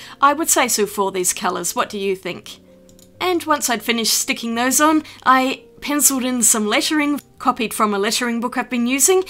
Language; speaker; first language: English; native; English